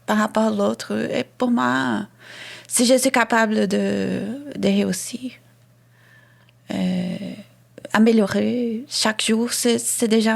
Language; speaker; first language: French; non-native, fluent; Portuguese